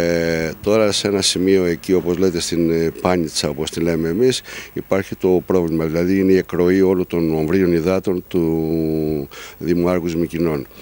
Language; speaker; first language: Greek; native; Greek